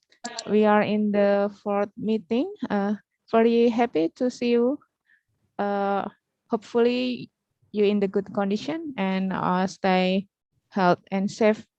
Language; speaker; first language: English; non-native, learner; Indonesian